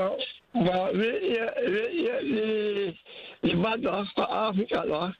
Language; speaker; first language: Dutch; non-native, learner; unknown